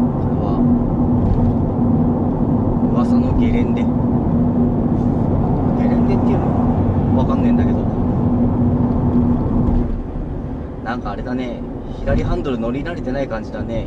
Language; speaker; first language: Japanese; native; Japanese